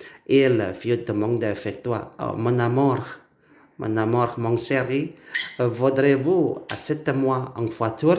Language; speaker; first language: French; non-native, learner; Indonesian